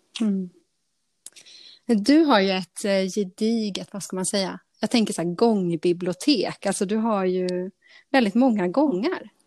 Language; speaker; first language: Swedish; native; Swedish